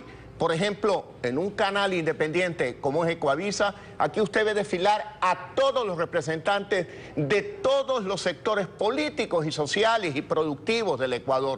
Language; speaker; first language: Spanish; native; Spanish